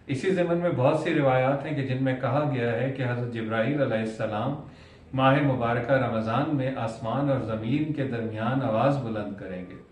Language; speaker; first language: Urdu; native; Urdu